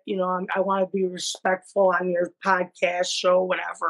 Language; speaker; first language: English; native; English